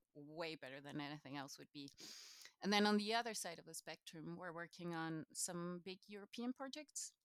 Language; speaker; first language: English; non-native, fluent; Spanish